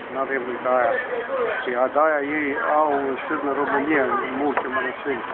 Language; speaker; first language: Romanian; early bilingual, heritage; Romanian